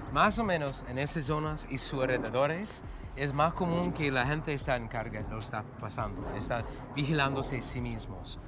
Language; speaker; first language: Spanish; non-native, fluent; English